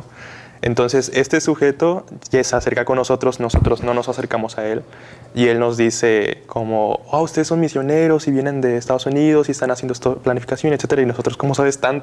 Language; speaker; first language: Spanish; native; Spanish